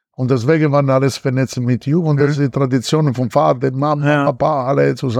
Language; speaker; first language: German; non-native, learner; Italian